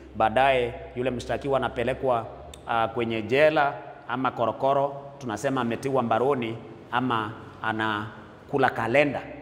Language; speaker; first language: Swahili; non-native, local second language; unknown